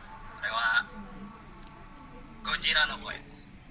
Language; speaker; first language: Japanese; non-native, learner; Indonesian